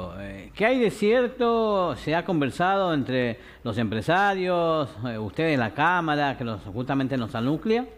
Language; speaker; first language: Spanish; native; Spanish